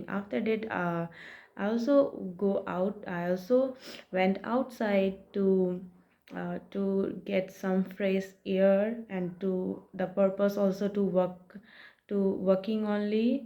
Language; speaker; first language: English; non-native, learner; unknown